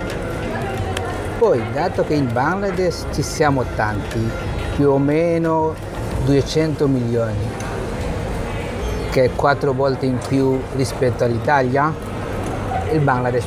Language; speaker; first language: Italian; non-native, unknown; Bangla